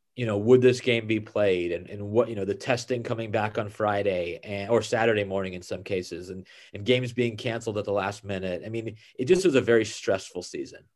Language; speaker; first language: English; native; English